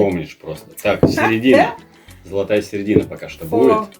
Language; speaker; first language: Russian; native; Russian